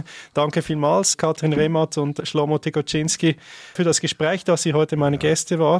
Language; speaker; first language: German; native; German